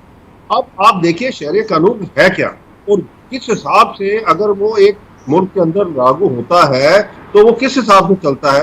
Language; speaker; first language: Hindi; native; Hindi